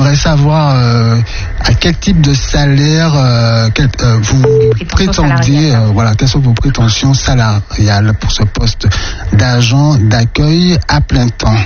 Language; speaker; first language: French; native; French